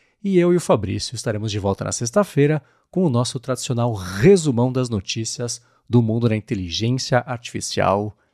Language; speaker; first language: Portuguese; native; Portuguese